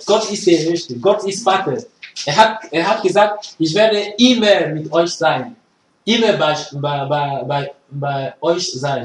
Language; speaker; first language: German; non-native, fluent; French